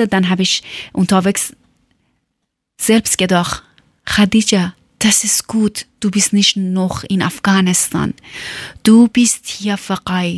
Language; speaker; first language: German; non-native, learner; Persian